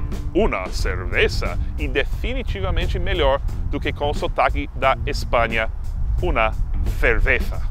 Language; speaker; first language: Portuguese; non-native, fluent; English